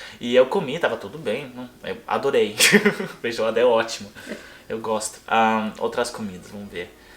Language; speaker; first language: Portuguese; non-native, fluent; English